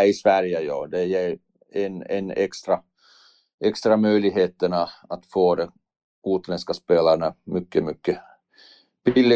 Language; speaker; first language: Swedish; non-native, learner; Finnish